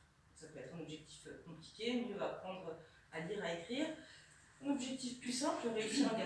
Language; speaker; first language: French; native; French